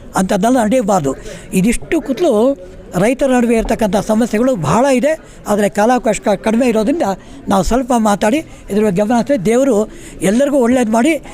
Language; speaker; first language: Kannada; native; Kannada